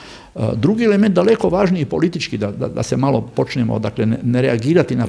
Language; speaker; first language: Croatian; native; Croatian